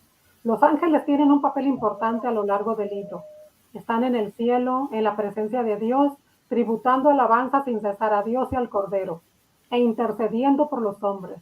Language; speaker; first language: Spanish; native; Spanish